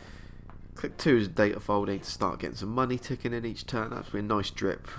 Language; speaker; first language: English; native; English